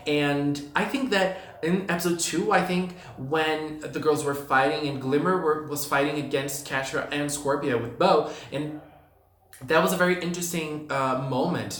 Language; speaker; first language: English; non-native, fluent; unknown